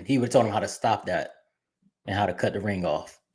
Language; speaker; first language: English; native; English